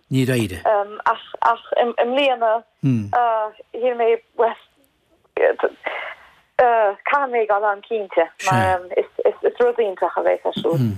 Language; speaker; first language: Irish; non-native, fluent; German